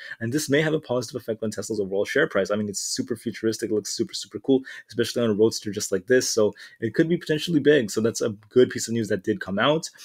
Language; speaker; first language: English; native; English